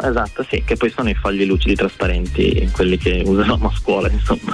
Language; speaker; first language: Italian; native; Italian